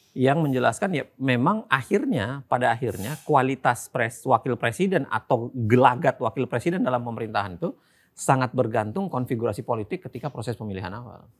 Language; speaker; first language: Indonesian; native; Indonesian